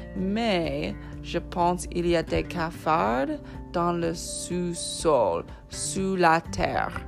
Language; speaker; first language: French; non-native, fluent; English